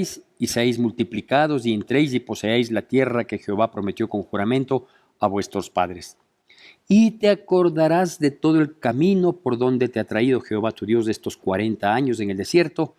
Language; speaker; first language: Spanish; native; Spanish